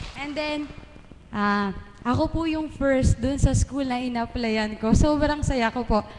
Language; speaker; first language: Filipino; native; Filipino